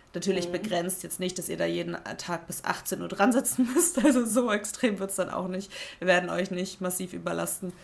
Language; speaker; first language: German; native; German